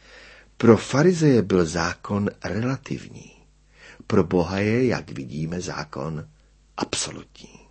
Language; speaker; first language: Czech; native; Czech